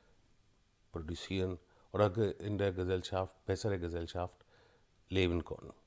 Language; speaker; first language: German; non-native, fluent; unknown